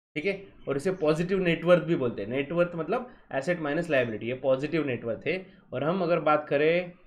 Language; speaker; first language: Hindi; non-native, local second language; Marathi